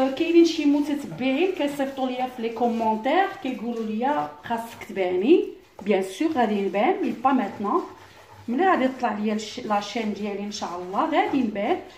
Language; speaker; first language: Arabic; early bilingual, heritage; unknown